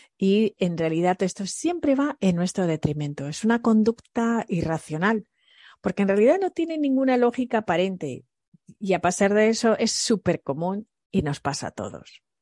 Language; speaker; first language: Spanish; early bilingual, other home language; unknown